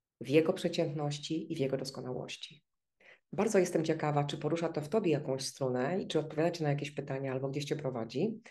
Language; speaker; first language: Polish; native; Polish